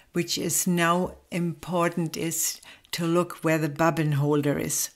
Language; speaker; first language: English; non-native, fluent; German